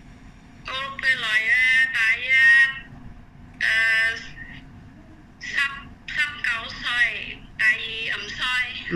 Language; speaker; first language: Cantonese; non-native, learner; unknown